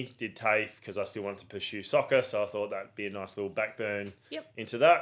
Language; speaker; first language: English; native; English